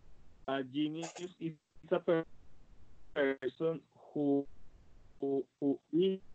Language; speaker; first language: English; non-native, learner; Spanish